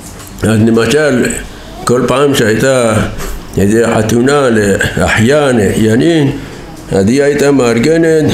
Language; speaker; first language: Hebrew; non-native, fluent; Persian